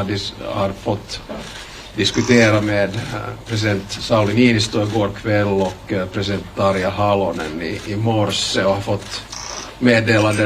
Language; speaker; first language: Swedish; native; Swedish